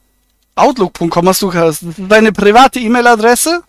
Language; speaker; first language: German; native; German